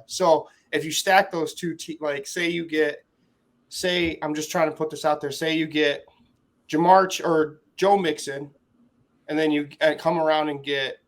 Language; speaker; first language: English; native; English